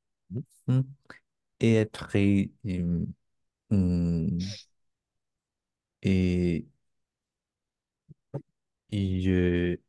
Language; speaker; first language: French; non-native, learner; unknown